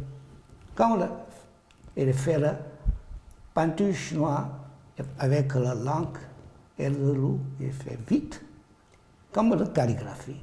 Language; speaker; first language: French; non-native, learner; Chinese